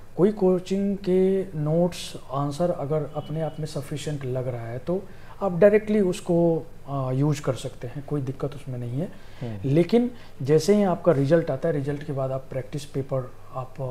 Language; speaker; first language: Hindi; native; Hindi